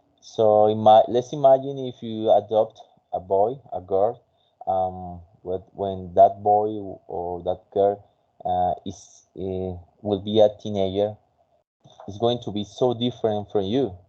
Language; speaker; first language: English; non-native, fluent; Spanish